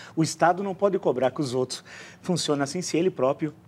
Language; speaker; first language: Portuguese; native; Portuguese